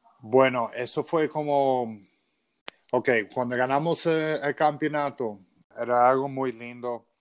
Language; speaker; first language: Spanish; early bilingual, other home language; English